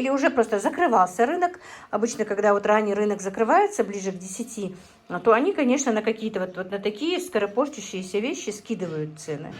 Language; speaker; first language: Russian; non-native, local second language; Ingush